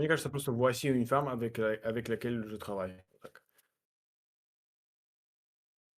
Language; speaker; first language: French; non-native, learner; Russian